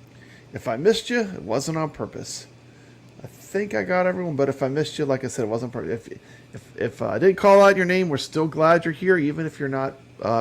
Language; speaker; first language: English; native; English